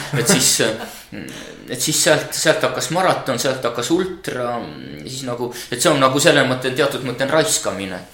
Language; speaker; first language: Estonian; native; Estonian